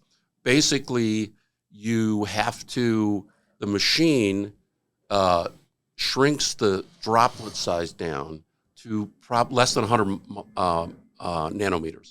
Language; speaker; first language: English; native; English